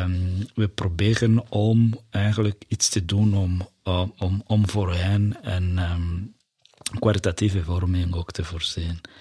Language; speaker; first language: Dutch; non-native, fluent; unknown